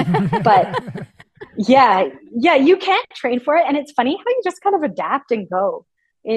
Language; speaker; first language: English; native; English